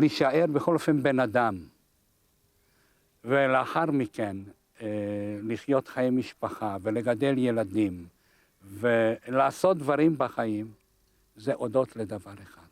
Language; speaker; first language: Hebrew; non-native, fluent; Hungarian